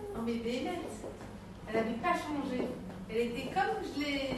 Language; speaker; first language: French; native; French